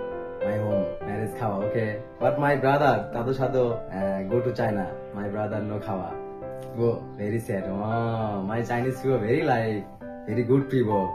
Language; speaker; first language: English; non-native, learner; Bangla